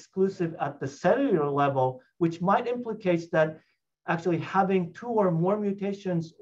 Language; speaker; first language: English; non-native, fluent; Japanese